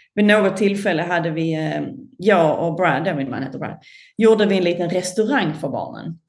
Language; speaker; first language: Swedish; native; Swedish